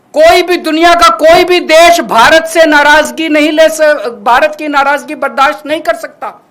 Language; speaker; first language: Hindi; native; Hindi